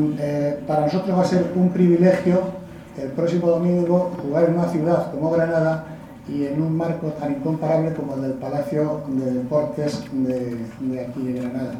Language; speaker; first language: Spanish; native; Spanish